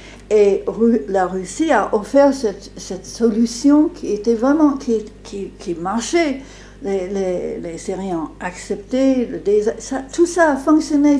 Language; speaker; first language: French; non-native, fluent; English